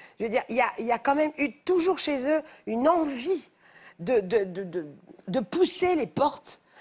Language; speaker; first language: French; native; French